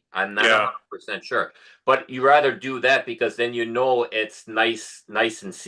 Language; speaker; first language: English; native; English